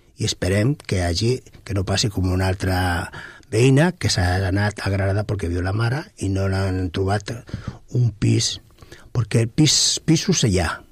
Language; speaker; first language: Catalan; non-native, local second language; Spanish